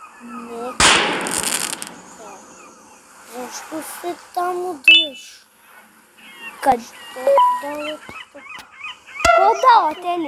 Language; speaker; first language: Bulgarian; non-native, local second language; Turkish